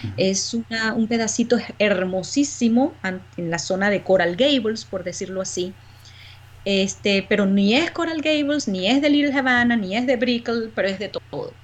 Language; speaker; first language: Spanish; native; Spanish